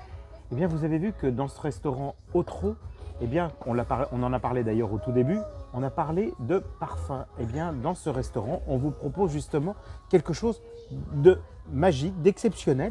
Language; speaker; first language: French; native; French